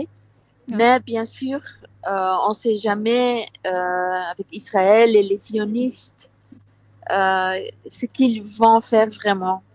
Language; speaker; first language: French; non-native, local second language; Dutch